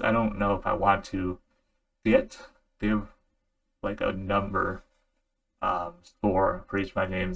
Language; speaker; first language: English; native; English